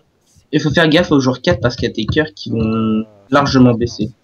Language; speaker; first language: French; native; French